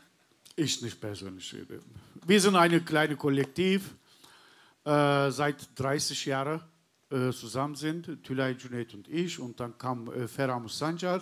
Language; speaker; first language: German; non-native, learner; Turkish